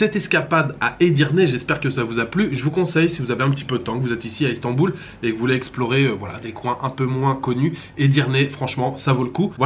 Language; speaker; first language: French; native; French